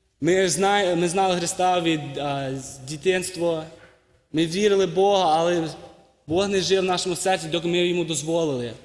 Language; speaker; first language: Ukrainian; early bilingual, heritage; Ukrainian